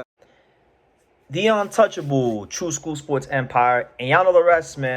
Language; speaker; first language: English; native; English